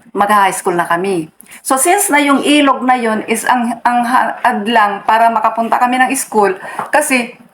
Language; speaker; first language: Filipino; non-native, local second language; Iloko